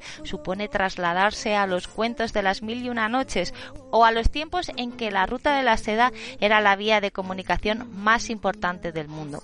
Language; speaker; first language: Spanish; native; Spanish